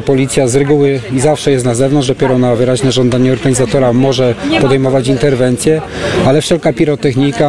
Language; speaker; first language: Polish; native; Polish